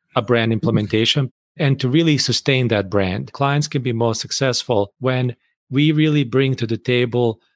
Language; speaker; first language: English; non-native, fluent; Bosnian